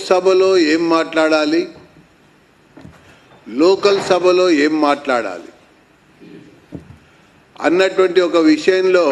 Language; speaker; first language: Telugu; native; Telugu